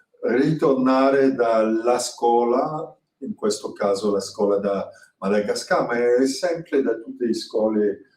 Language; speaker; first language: Italian; non-native, fluent; French